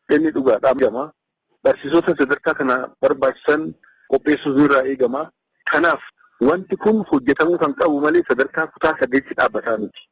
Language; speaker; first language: Oromo; native; Oromo